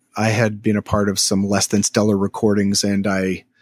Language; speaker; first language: English; native; English